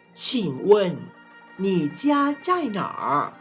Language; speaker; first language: Chinese; non-native, fluent; Thai